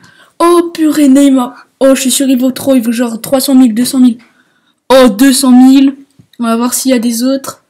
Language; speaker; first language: French; native; French